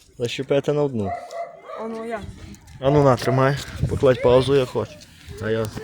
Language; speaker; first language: Ukrainian; native; Ukrainian